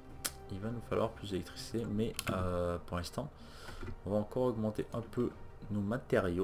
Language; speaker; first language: French; native; French